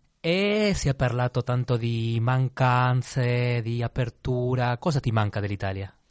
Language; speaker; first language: Italian; non-native, fluent; Spanish